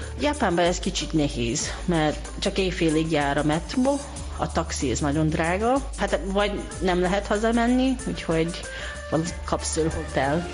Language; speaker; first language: Hungarian; non-native, learner; Japanese